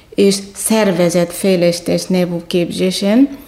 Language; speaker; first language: Hungarian; non-native, fluent; Batak Toba